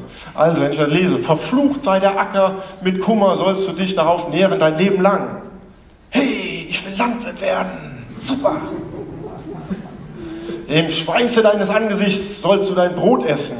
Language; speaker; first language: German; native; German